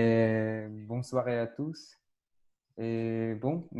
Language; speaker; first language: French; non-native, fluent; Russian